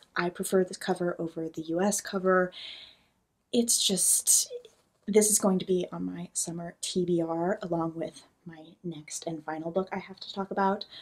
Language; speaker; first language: English; native; English